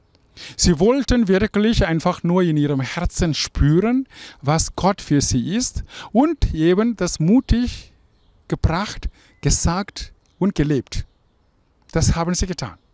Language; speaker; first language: German; non-native, fluent; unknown